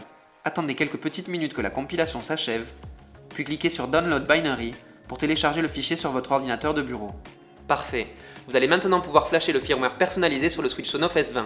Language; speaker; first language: French; native; French